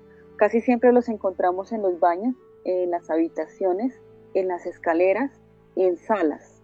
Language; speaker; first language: Spanish; native; Spanish